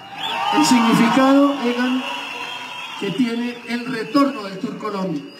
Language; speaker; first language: Spanish; native; Spanish